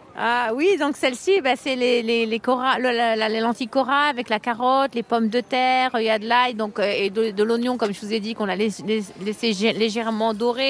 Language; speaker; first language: French; native; French